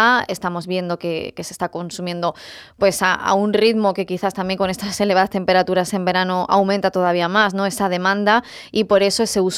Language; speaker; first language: Spanish; native; Spanish